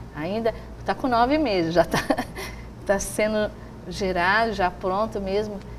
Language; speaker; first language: Portuguese; native; Portuguese